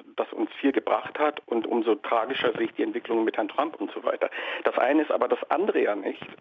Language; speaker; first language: German; native; German